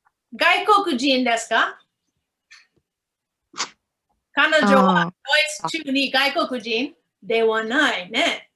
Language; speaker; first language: Japanese; non-native, learner; English